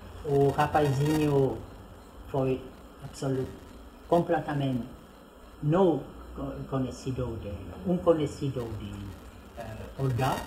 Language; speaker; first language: Portuguese; non-native, fluent; French